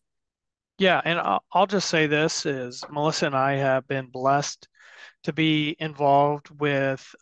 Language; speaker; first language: English; native; English